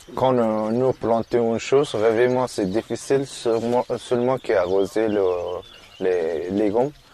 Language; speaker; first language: French; non-native, learner; Persian